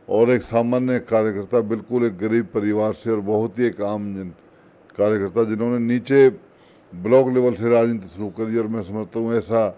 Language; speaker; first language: Hindi; native; Hindi